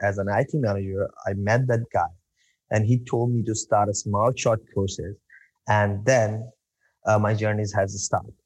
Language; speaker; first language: English; non-native, local second language; Urdu